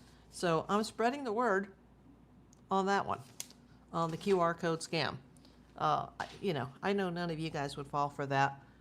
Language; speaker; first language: English; native; English